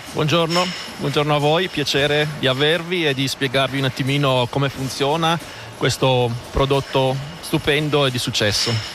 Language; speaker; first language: Italian; native; Italian